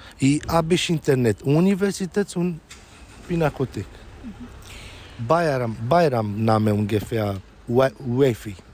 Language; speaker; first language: German; non-native, learner; Romanian